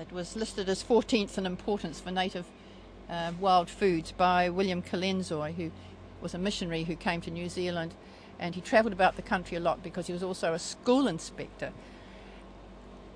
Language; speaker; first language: English; native; English